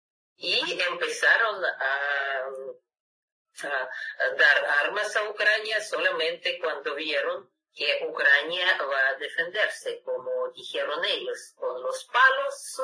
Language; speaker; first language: Spanish; non-native, fluent; Russian